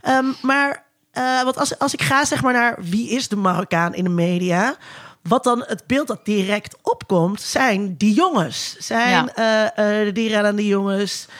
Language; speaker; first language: Dutch; native; Dutch